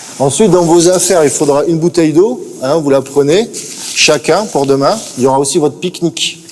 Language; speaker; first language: French; native; French